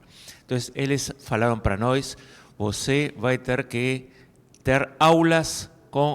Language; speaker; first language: Portuguese; non-native, fluent; Spanish